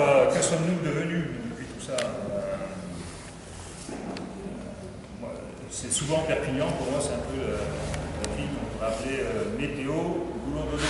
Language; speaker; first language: French; native; French